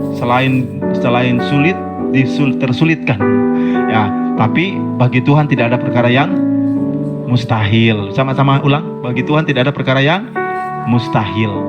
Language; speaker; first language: Indonesian; native; Indonesian